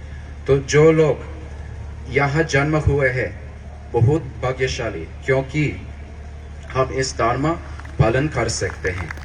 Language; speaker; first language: Hindi; non-native, learner; English